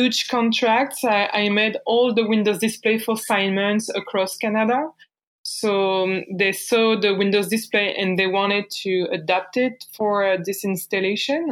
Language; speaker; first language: English; non-native, fluent; French